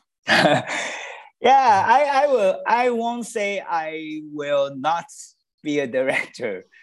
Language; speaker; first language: English; non-native, learner; Chinese